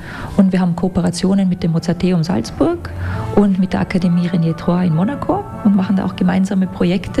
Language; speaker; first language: German; native; German